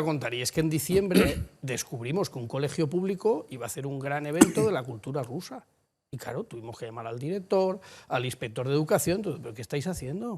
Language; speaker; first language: Spanish; native; Spanish